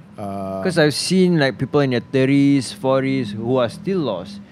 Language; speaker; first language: English; non-native, local second language; Malay